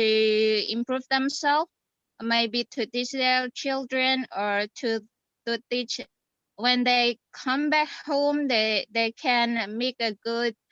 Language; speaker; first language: English; non-native, fluent; Indonesian